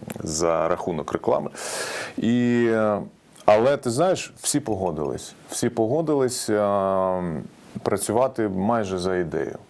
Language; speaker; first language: Ukrainian; non-native, local second language; Russian